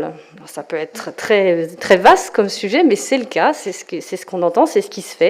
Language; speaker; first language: French; native; French